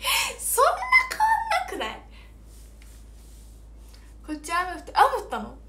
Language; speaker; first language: Japanese; native; Japanese